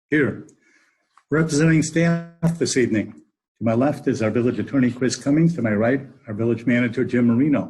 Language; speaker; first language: English; native; English